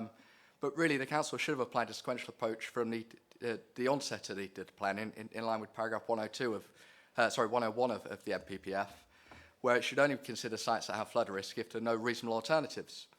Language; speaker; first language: English; native; English